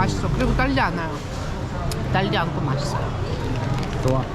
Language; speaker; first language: Korean; non-native, fluent; Ukrainian